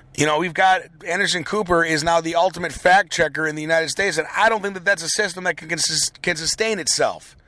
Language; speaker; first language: English; native; English